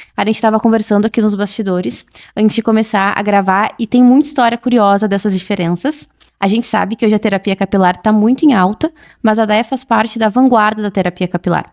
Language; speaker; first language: Portuguese; native; Portuguese